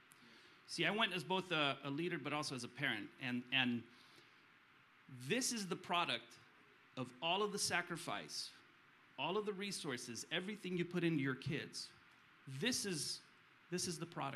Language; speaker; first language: English; early bilingual, other home language; Romanian